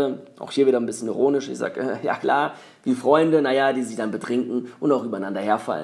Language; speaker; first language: German; native; German